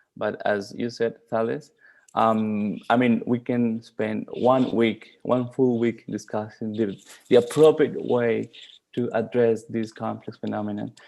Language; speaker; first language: English; non-native, fluent; Spanish